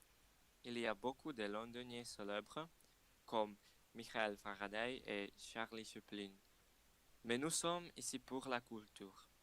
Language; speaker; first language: French; non-native, learner; Slovak